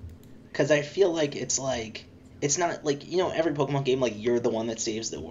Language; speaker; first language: English; native; English